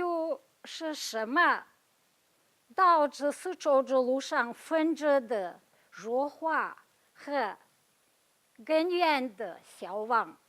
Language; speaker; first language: Chinese; non-native, fluent; Kazakh